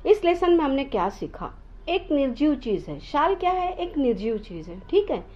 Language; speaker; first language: Hindi; non-native, local second language; Marathi